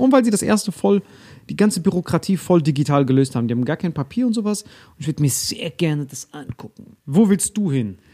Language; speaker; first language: German; native; German